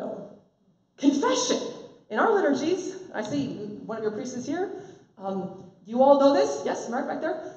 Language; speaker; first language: English; native; English